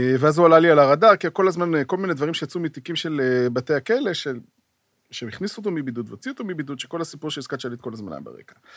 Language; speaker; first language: Hebrew; native; Hebrew